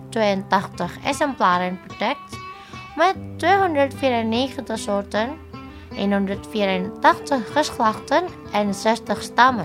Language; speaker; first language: Dutch; non-native, fluent; Indonesian